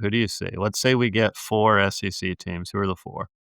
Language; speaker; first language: English; native; English